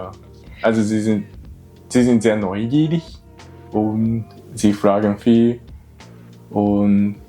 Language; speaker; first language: German; non-native, learner; Japanese